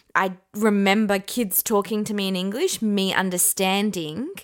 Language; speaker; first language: English; non-native, fluent; Persian